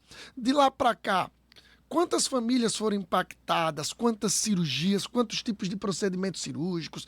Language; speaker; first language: Portuguese; native; Portuguese